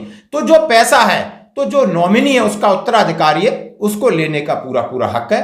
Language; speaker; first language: Hindi; native; Hindi